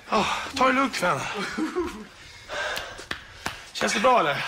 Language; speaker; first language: Swedish; native; Swedish